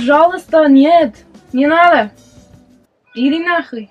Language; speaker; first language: Russian; non-native, learner; English